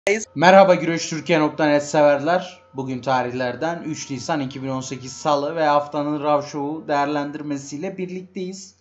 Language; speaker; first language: Turkish; native; Turkish